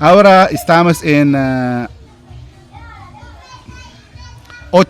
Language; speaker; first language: Spanish; non-native, learner; Filipino